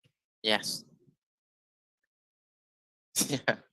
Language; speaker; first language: English; non-native, learner; Vietnamese